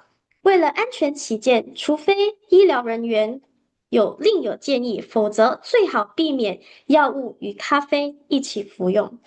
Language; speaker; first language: Chinese; native; Chinese